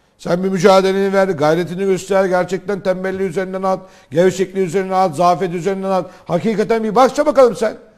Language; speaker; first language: Turkish; native; Turkish